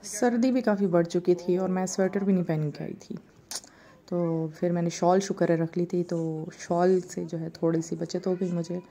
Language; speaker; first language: Urdu; native; Urdu